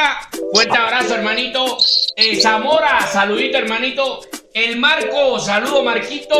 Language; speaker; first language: Spanish; native; Spanish